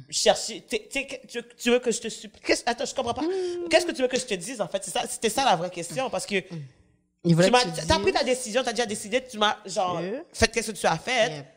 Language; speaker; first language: French; native; French